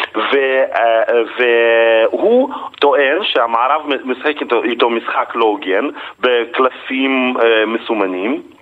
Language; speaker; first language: Hebrew; non-native, fluent; Russian